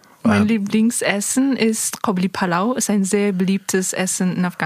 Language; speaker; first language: German; non-native, fluent; Persian